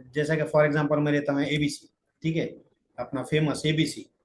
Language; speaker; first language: Hindi; non-native, local second language; Marathi